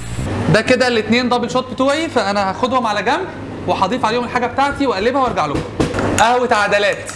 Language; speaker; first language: Arabic; native; Arabic